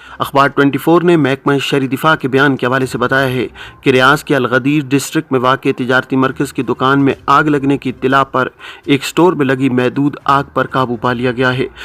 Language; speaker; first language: Urdu; native; Urdu